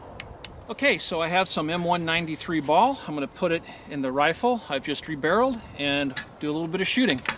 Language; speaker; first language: English; native; English